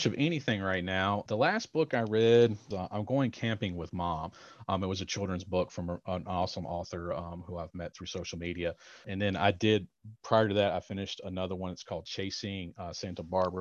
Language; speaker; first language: English; native; English